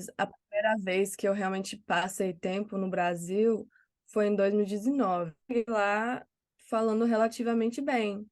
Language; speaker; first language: Portuguese; non-native, fluent; English